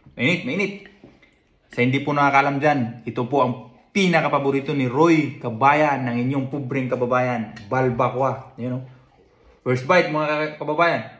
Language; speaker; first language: Filipino; non-native, local second language; Cebuano